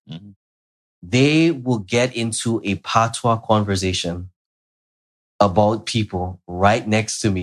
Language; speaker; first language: English; native; English